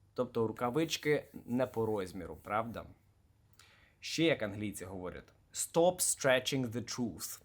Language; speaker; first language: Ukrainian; native; Ukrainian